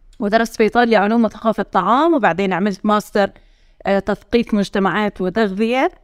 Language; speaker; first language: Arabic; native; Arabic